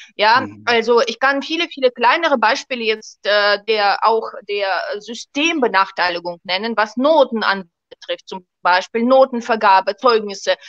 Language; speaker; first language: German; non-native, fluent; Russian